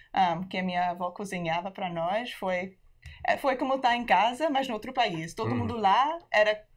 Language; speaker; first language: Portuguese; early bilingual, heritage; Portuguese